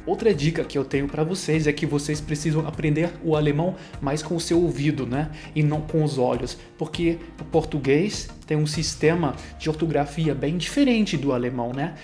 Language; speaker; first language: Portuguese; non-native, fluent; German